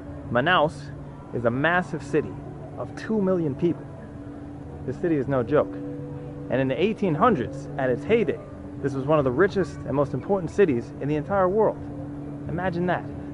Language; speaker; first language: English; native; English